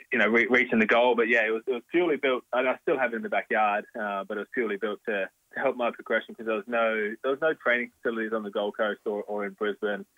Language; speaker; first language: English; native; English